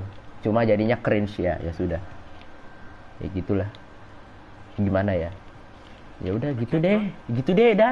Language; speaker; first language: Indonesian; native; Indonesian